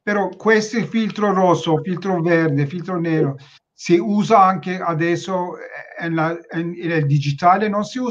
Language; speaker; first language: Italian; non-native, learner; Turkish